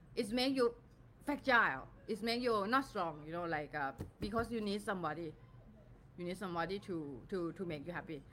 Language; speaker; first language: English; non-native, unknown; Thai